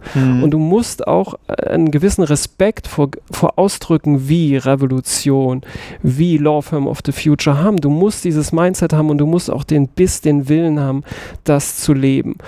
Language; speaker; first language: German; native; German